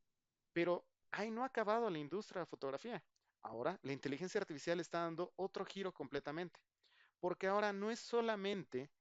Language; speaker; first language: Spanish; native; Spanish